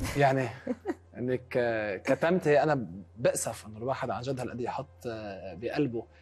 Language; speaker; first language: Arabic; native; Arabic